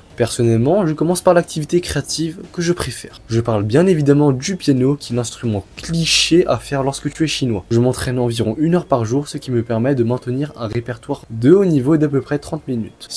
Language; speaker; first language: French; early bilingual, other home language; Chinese